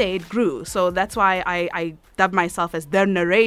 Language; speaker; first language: English; non-native, local second language; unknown